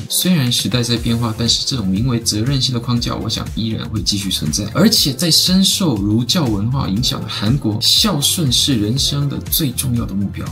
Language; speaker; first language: Chinese; non-native, fluent; Korean